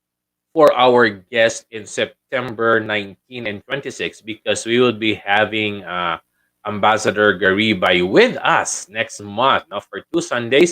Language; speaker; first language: English; non-native, local second language; Filipino